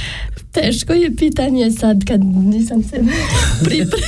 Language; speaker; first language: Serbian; non-native, learner; French